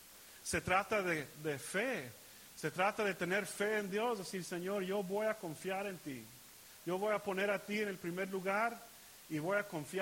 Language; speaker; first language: Spanish; early bilingual, heritage; Spanish